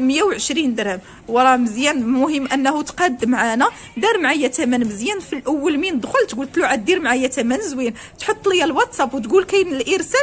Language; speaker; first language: Arabic; native; Arabic